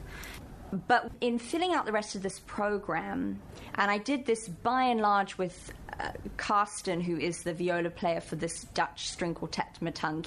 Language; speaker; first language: English; native; English